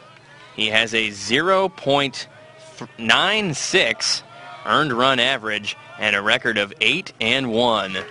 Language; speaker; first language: English; native; English